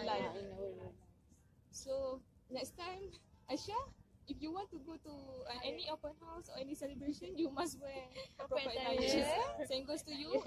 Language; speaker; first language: English; non-native, learner; Malay